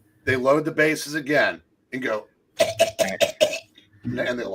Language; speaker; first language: English; native; English